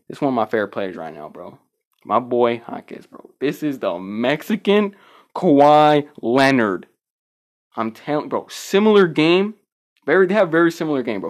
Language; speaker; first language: English; early bilingual, other home language; Spanish